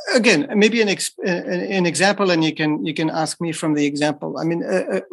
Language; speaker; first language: English; non-native, fluent; French